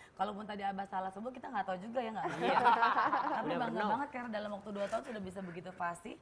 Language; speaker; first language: Indonesian; native; Indonesian